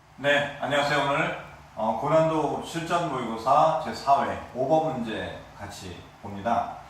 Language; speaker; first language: Korean; native; Korean